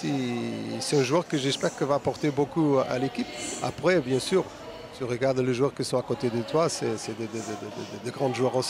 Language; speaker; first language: French; non-native, fluent; Portuguese